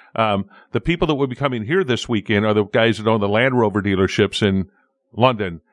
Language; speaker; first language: English; native; English